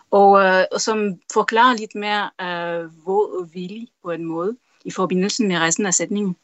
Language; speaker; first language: Danish; non-native, fluent; French